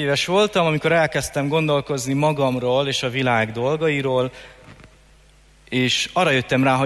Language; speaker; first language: Hungarian; native; Hungarian